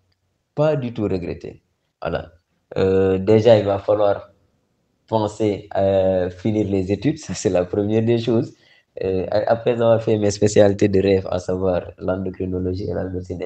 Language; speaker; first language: French; non-native, local second language; Wolof